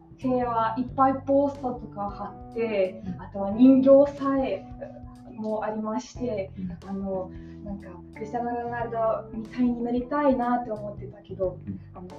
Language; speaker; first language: Japanese; non-native, learner; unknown